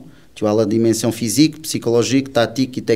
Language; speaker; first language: French; non-native, learner; Portuguese